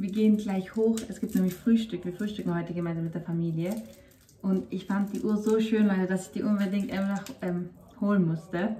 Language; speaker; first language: German; early bilingual, other home language; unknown